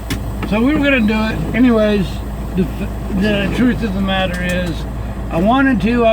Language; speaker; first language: English; native; English